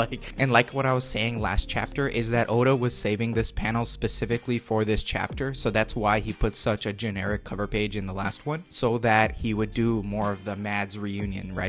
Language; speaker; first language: English; native; English